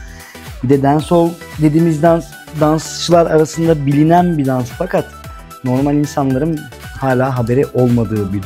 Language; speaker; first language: Turkish; native; Turkish